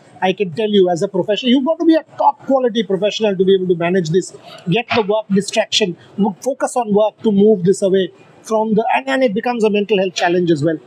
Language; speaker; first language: English; non-native, local second language; Bangla